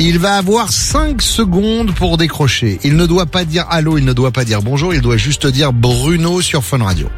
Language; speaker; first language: French; native; French